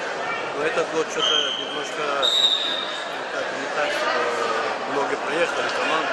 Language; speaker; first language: Russian; non-native, local second language; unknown